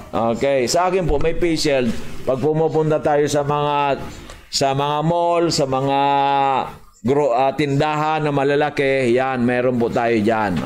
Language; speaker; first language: Filipino; non-native, local second language; Bikol